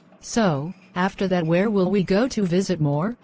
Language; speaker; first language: English; non-native, learner; Khmer